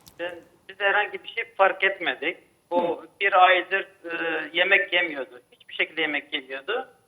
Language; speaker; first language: Turkish; native; Turkish